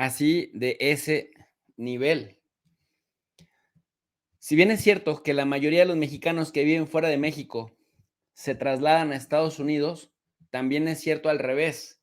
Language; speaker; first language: Spanish; native; Spanish